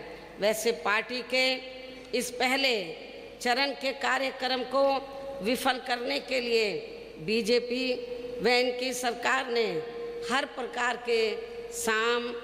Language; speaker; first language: Hindi; native; Hindi